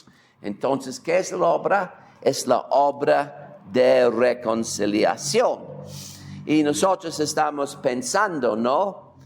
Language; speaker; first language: Spanish; non-native, fluent; English